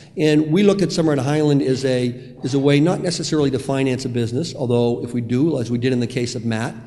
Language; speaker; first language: English; native; English